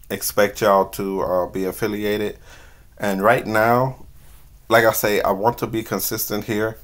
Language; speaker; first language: English; native; English